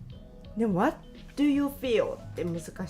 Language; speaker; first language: English; non-native, learner; Japanese